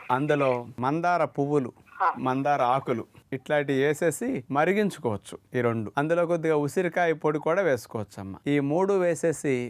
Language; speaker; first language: Telugu; native; Telugu